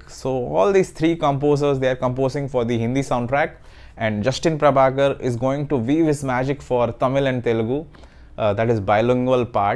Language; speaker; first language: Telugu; non-native, learner; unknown